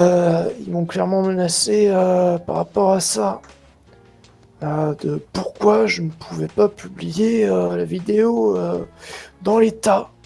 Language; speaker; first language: French; native; French